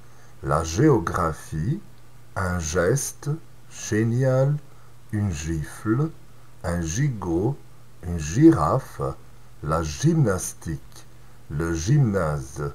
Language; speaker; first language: French; non-native, fluent; Serbian